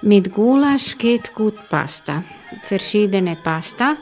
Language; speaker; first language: German; non-native, learner; Croatian